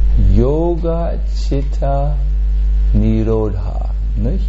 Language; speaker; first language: German; native; German